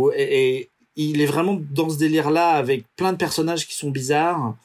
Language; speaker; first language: French; native; French